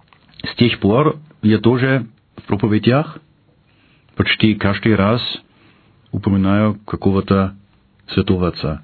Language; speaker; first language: Russian; non-native, fluent; German